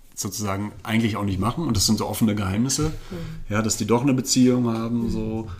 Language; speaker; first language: German; native; German